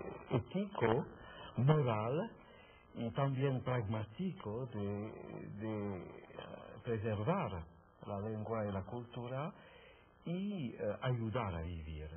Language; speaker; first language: Spanish; non-native, fluent; French